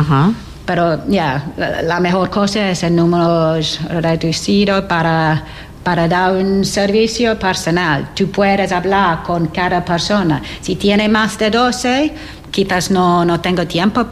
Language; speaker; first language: Spanish; non-native, learner; English